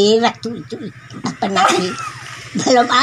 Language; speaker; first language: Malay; non-native, local second language; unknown